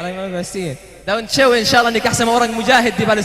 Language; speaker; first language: Indonesian; non-native, fluent; Arabic